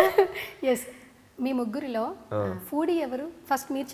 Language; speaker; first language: Telugu; native; Telugu